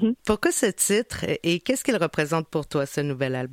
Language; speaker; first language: French; native; French